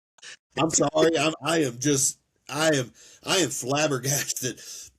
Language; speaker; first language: English; native; English